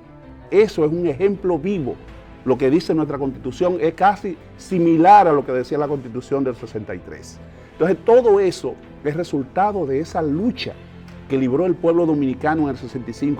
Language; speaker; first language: Spanish; native; Spanish